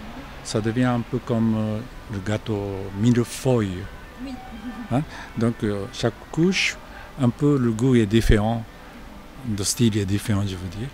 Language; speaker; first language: French; non-native, fluent; Japanese